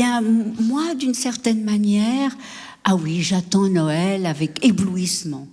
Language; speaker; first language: French; native; French